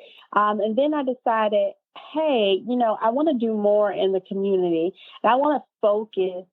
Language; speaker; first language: English; native; English